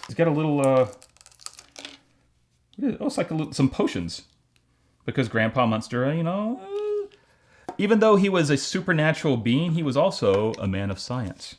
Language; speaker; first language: English; native; English